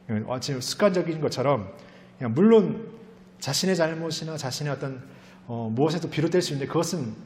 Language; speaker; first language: Korean; native; Korean